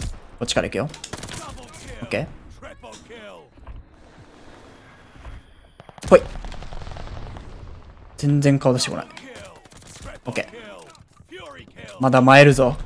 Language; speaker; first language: Japanese; native; Japanese